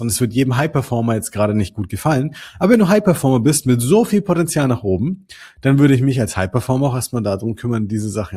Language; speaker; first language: German; native; German